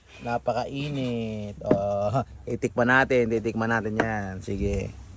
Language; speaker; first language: Filipino; native; Filipino